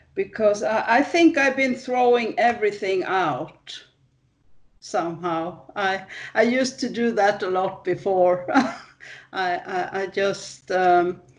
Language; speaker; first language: English; non-native, fluent; Swedish